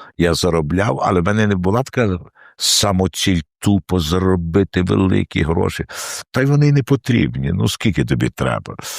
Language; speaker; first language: Ukrainian; native; Ukrainian